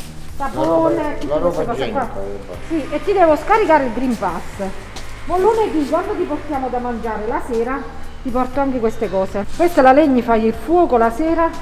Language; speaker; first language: Italian; native; Italian